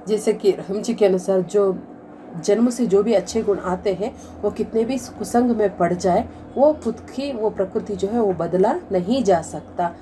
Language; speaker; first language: Hindi; non-native, local second language; Kannada